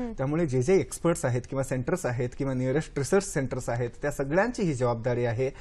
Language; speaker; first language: Marathi; non-native, local second language; Kannada